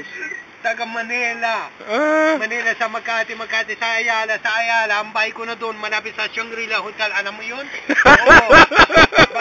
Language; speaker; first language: Filipino; non-native, learner; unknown